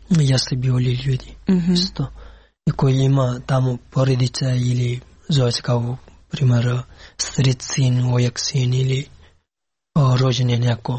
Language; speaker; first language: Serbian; non-native, learner; Pashto